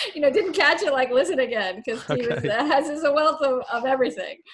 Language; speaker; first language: English; native; English